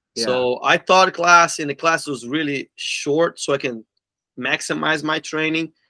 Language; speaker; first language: English; non-native, fluent; Portuguese